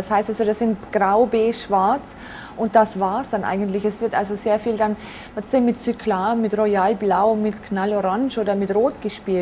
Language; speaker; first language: German; native; German